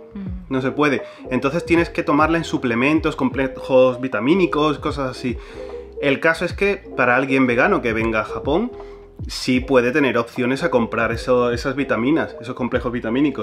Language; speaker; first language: Spanish; native; Spanish